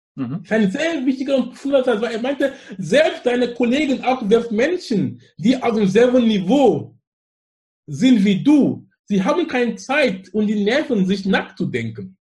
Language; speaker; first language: German; non-native, fluent; English